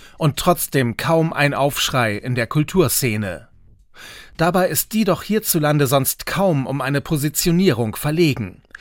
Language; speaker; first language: German; native; German